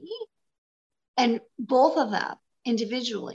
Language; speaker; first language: English; native; English